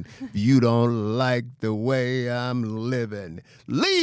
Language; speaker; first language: English; native; English